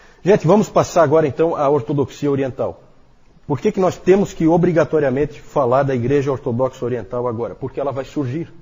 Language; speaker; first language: Portuguese; native; Portuguese